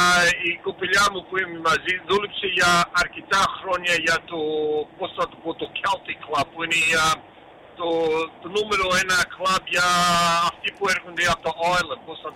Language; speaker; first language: Greek; early bilingual, heritage; Greek